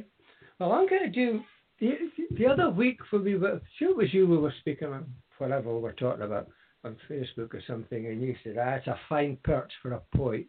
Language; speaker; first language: English; native; English